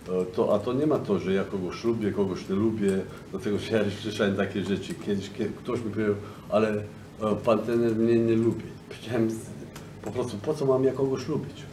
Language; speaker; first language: Polish; non-native, fluent; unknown